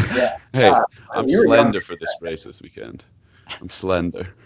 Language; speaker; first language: English; native; English